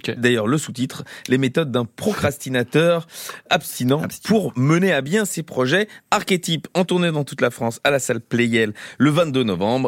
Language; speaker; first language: French; native; French